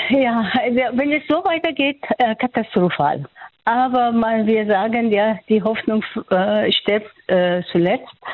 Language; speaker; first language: German; non-native, fluent; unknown